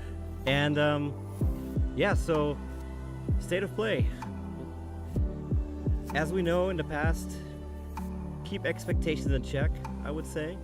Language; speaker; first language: English; native; English